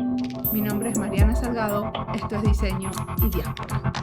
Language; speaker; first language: Spanish; native; Spanish